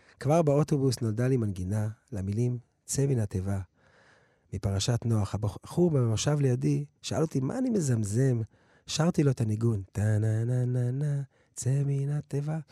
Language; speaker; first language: Hebrew; early bilingual, other home language; English